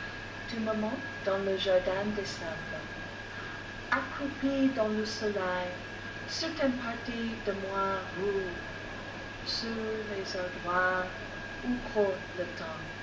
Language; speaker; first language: French; non-native, fluent; English